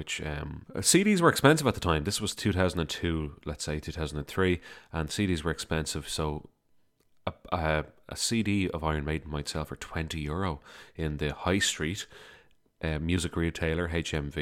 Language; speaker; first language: English; native; English